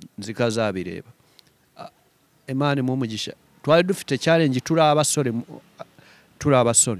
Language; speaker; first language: Kinyarwanda; early bilingual, heritage; Kinyarwanda